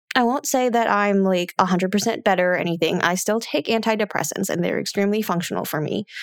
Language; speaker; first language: English; native; English